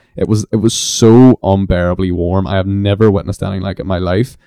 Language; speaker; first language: English; native; English